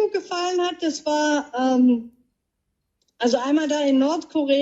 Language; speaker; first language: German; native; German